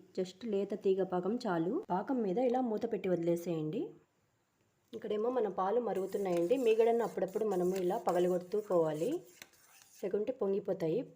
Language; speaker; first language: Telugu; non-native, local second language; Urdu